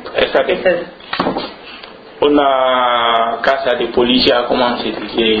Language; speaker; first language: Spanish; non-native, learner; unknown